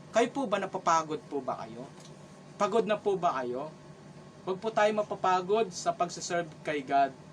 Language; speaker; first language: Filipino; non-native, local second language; Cebuano